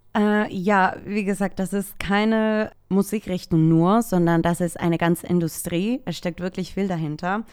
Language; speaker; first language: German; non-native, fluent; Spanish